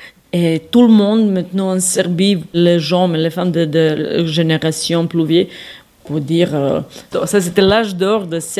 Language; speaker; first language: French; non-native, fluent; Serbian